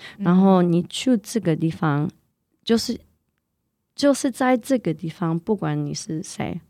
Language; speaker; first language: Chinese; non-native, fluent; English